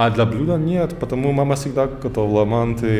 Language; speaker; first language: Russian; early bilingual, heritage; German